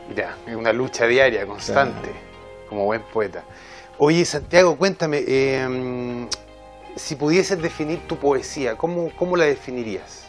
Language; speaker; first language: Spanish; native; Spanish